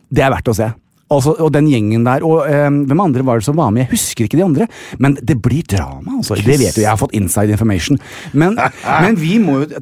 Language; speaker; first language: Norwegian; non-native, fluent; Portuguese